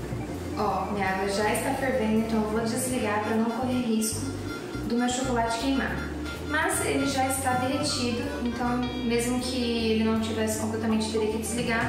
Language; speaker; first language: Portuguese; native; Portuguese